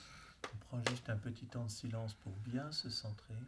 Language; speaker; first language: French; native; French